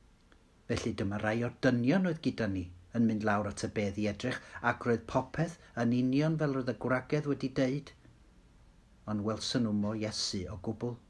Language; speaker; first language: Welsh; native; Welsh